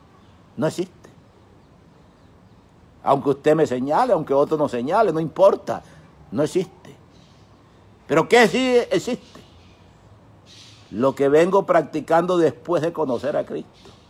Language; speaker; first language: Spanish; native; Spanish